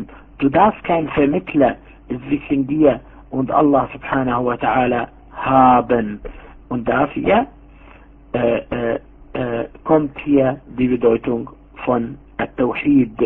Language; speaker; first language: German; non-native, fluent; Arabic